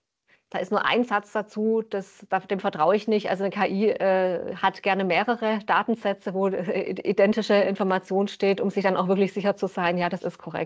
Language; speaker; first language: German; native; German